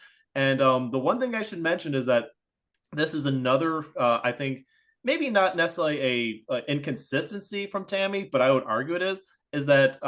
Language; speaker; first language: English; native; English